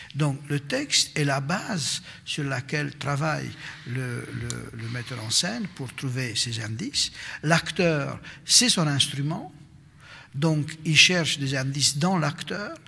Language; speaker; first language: French; non-native, fluent; Romanian